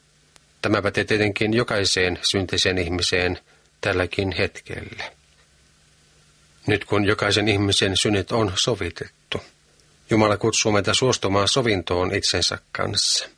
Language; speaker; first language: Finnish; native; Finnish